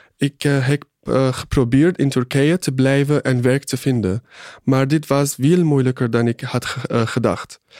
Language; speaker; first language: Dutch; non-native, fluent; Arabic